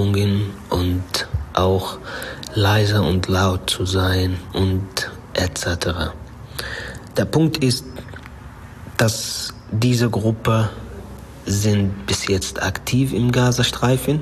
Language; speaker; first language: German; non-native, learner; Arabic